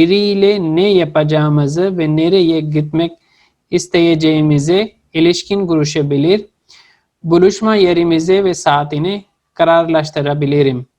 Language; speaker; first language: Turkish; non-native, fluent; Urdu